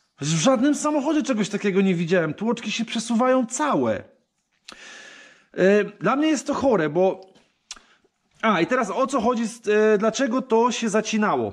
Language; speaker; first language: Polish; native; Polish